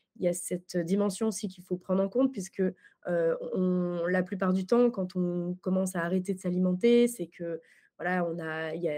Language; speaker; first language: French; native; French